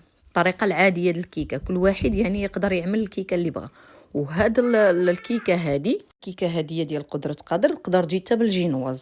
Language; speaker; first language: Arabic; native; Arabic